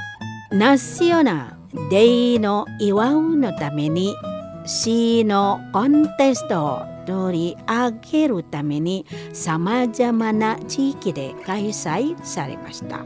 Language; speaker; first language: Japanese; non-native, fluent; Indonesian